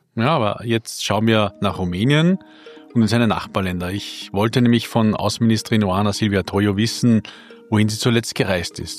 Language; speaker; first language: German; native; German